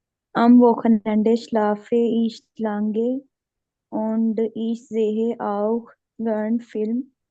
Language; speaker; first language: German; non-native, learner; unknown